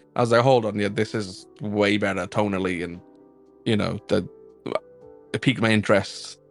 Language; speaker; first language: English; native; English